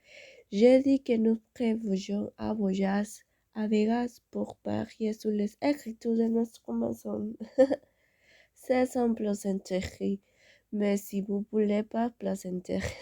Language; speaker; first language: French; non-native, learner; Spanish